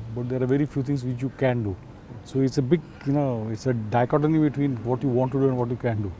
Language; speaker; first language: English; non-native, local second language; Marathi